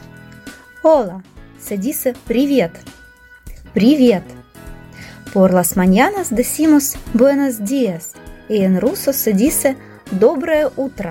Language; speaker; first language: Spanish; non-native, fluent; Russian